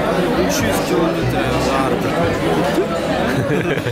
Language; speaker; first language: Turkish; non-native, learner; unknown